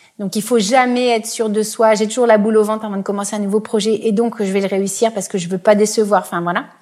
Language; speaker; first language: French; native; French